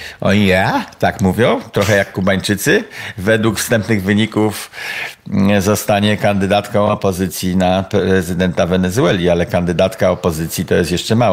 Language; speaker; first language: Polish; native; Polish